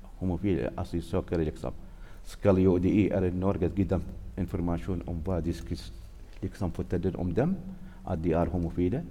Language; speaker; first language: Norwegian; non-native, learner; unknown